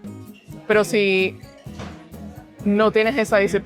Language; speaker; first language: Spanish; early bilingual, heritage; Spanish